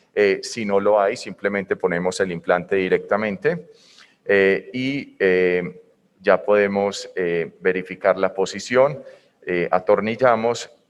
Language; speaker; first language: Spanish; native; Spanish